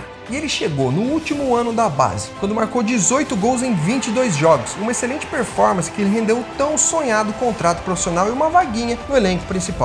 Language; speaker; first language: Portuguese; native; Portuguese